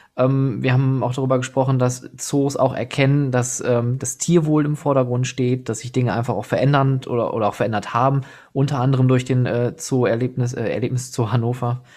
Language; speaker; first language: German; native; German